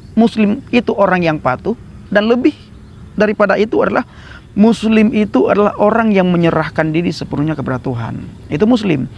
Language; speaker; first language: Indonesian; non-native, local second language; Achinese